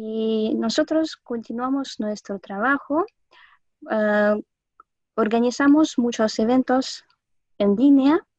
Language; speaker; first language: Spanish; non-native, fluent; Russian